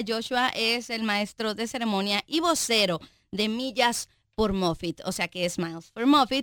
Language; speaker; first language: Spanish; native; Spanish